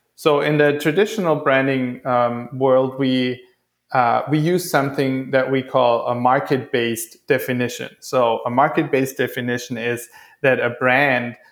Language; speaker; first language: English; non-native, fluent; German